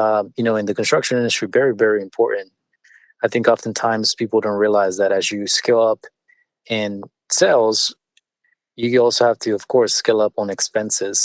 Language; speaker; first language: English; early bilingual, other home language; Spanish